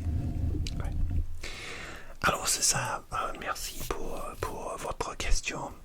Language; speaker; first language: French; non-native, learner; English